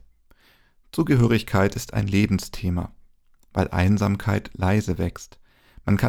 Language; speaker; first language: German; native; German